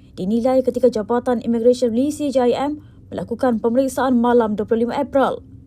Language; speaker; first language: Malay; native; Malay